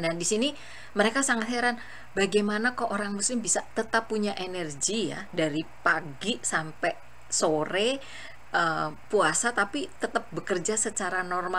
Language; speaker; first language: Indonesian; native; Indonesian